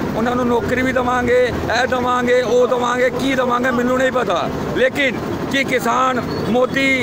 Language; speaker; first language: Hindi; non-native, local second language; Punjabi